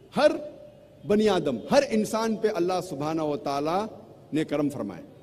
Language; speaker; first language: Urdu; non-native, local second language; Konkani